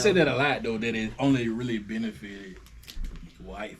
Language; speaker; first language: English; native; English